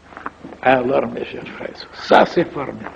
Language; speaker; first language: French; non-native, fluent; Bulgarian